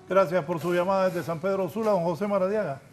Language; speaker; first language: Spanish; native; Spanish